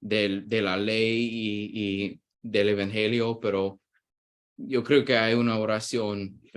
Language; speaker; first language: Spanish; non-native, fluent; English